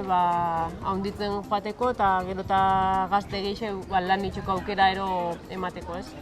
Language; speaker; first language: Basque; native; Basque